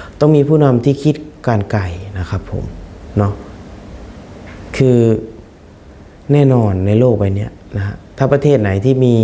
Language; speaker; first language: Thai; non-native, fluent; Khmer